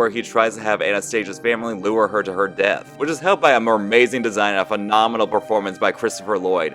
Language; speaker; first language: English; native; English